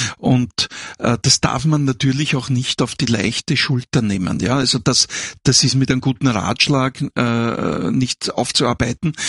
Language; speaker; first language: German; native; German